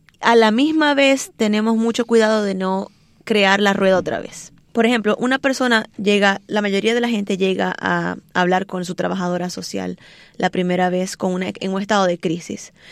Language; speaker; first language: Spanish; native; Spanish